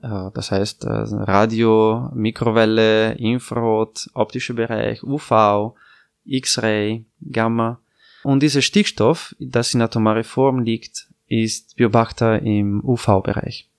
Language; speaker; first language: German; non-native, fluent; Italian